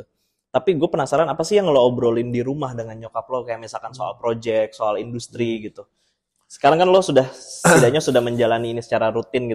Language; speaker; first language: Indonesian; native; Indonesian